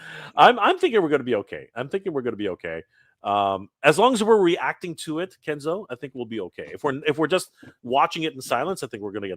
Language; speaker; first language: English; native; English